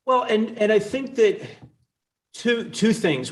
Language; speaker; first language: English; native; English